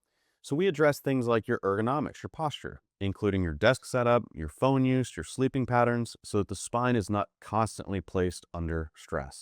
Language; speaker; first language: English; native; English